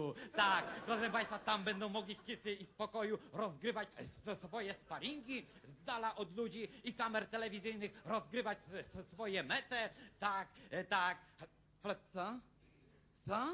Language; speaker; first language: Polish; native; Polish